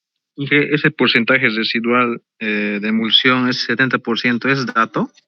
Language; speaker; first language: Spanish; native; Spanish